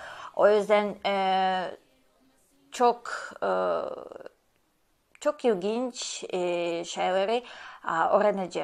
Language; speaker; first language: Turkish; non-native, learner; Bosnian